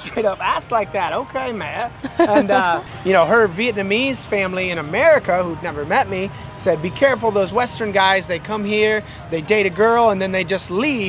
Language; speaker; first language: English; native; English